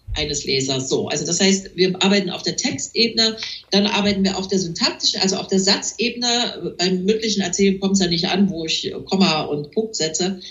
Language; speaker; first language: German; native; German